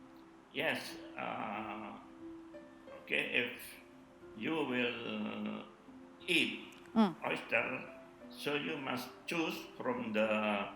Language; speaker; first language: English; non-native, learner; Indonesian